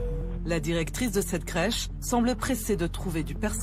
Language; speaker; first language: French; native; French